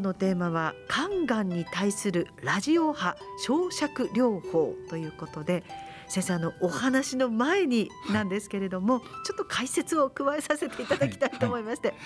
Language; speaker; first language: Japanese; native; Japanese